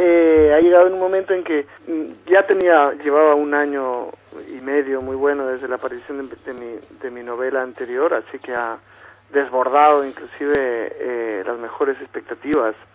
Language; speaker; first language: Spanish; native; Spanish